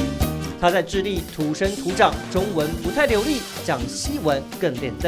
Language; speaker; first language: Chinese; native; Chinese